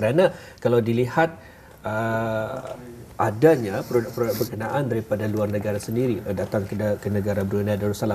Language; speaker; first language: Malay; native; Malay